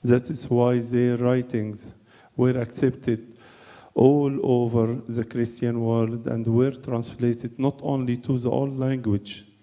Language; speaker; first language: English; non-native, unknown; Arabic